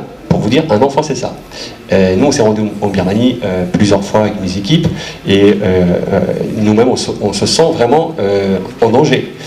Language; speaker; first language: French; native; French